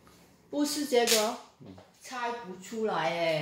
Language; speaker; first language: Chinese; non-native, local second language; Cantonese